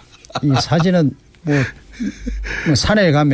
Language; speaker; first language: Korean; native; Korean